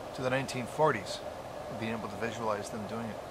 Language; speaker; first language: English; native; English